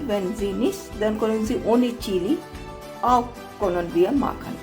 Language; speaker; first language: German; non-native, learner; Hindi